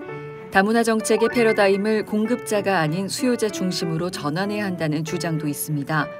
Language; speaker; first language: Korean; native; Korean